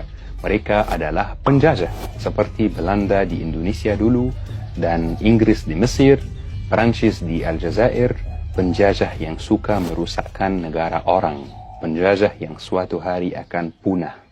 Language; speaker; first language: Indonesian; non-native, fluent; Arabic